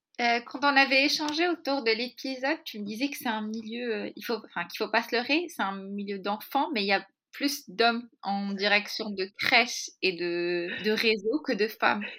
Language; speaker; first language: French; native; French